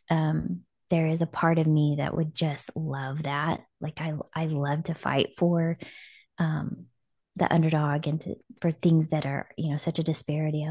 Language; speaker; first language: English; native; English